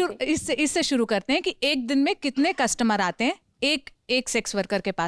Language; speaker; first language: Hindi; native; Hindi